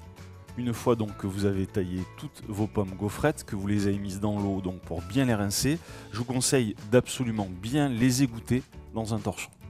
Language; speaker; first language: French; native; French